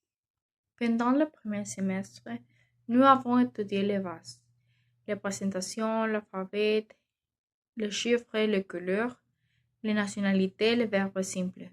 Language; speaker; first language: French; non-native, learner; Spanish